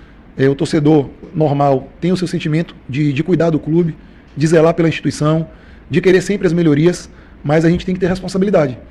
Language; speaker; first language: Portuguese; native; Portuguese